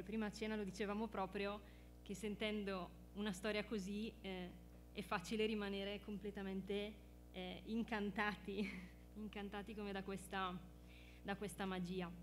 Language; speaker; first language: Italian; native; Italian